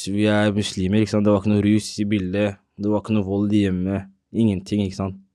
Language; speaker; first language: Norwegian; early bilingual, other home language; Somali